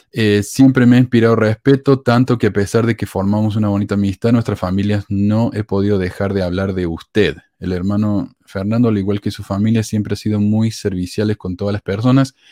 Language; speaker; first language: Spanish; native; Spanish